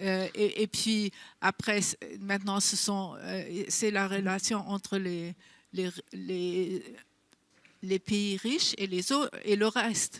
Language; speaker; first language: French; non-native, fluent; German